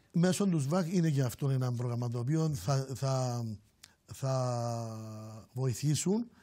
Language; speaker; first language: Greek; native; Greek